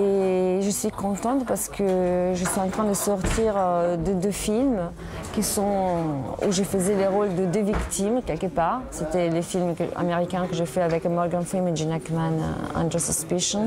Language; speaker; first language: French; non-native, fluent; Italian